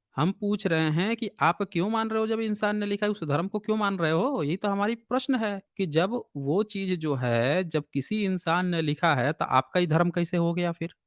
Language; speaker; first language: Hindi; native; Hindi